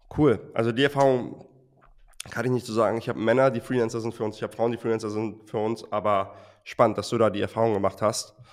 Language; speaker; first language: German; native; German